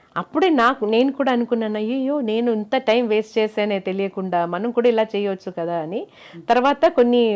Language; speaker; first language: Telugu; non-native, learner; Malayalam